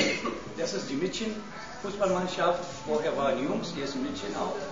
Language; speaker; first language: German; non-native, learner; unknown